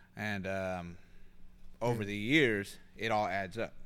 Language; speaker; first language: English; native; English